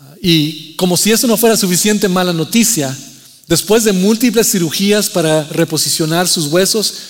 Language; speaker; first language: Spanish; early bilingual, heritage; Spanish